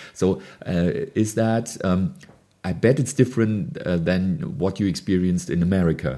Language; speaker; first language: English; non-native, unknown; German